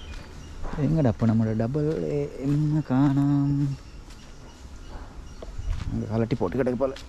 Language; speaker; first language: Tamil; native; Tamil